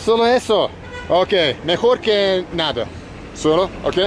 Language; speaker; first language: Spanish; non-native, learner; English